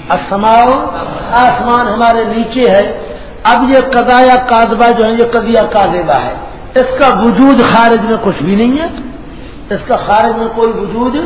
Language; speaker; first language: Urdu; non-native, local second language; Punjabi